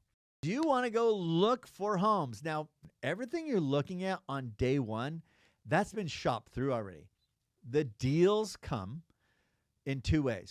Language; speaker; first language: English; native; English